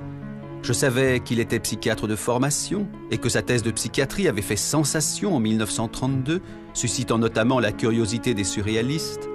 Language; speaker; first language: French; native; French